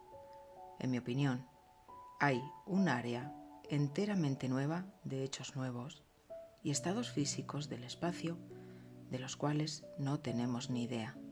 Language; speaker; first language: Spanish; native; Spanish